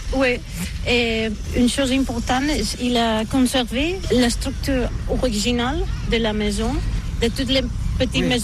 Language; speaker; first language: French; non-native, learner; Catalan